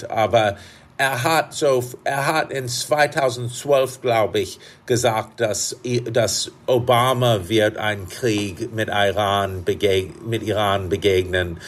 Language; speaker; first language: German; non-native, fluent; English